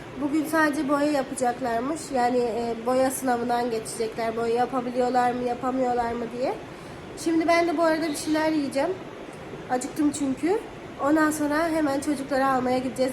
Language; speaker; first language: Turkish; non-native, fluent; Urdu